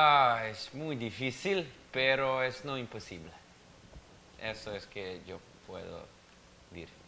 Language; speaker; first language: Spanish; non-native, learner; Serbian